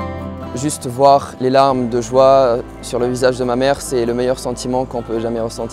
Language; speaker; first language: French; non-native, local second language; Arabic